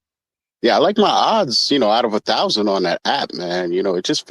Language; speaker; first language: English; native; English